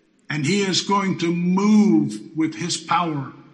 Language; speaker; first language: English; native; English